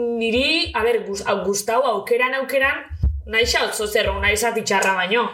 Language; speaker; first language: Basque; native; Basque